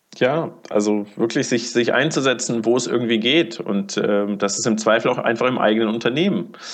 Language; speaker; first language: German; early bilingual, other home language; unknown